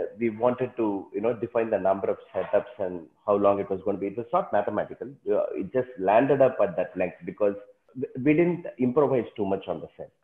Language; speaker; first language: English; non-native, local second language; Tamil